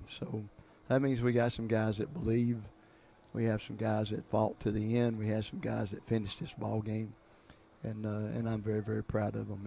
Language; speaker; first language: English; native; English